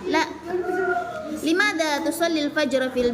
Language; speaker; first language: Arabic; non-native, fluent; Indonesian